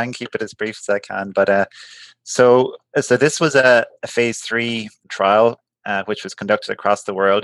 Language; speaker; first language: English; native; English